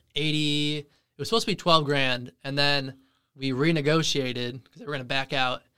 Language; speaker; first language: English; native; English